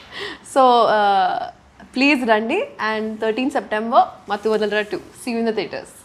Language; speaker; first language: Telugu; non-native, local second language; Urdu